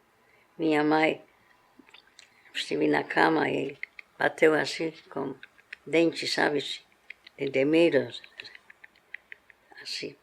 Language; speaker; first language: Portuguese; non-native, fluent; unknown